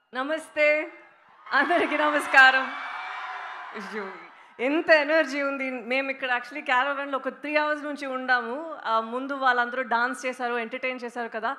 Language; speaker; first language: Telugu; non-native, local second language; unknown